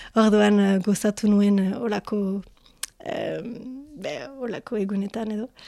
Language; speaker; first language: Basque; non-native, local second language; French